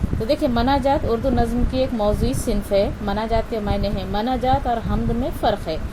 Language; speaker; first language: Urdu; native; Urdu